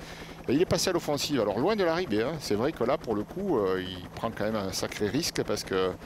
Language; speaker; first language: French; native; French